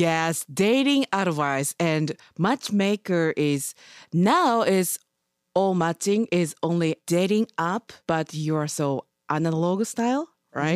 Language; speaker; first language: English; non-native, learner; Japanese